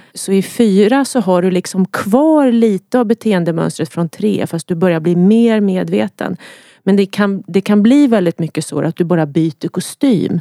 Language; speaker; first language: Swedish; native; Swedish